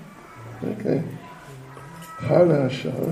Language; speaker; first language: Russian; non-native, learner; English